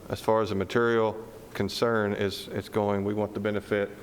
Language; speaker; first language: English; native; English